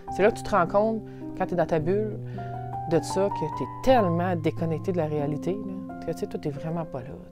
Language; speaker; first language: French; native; French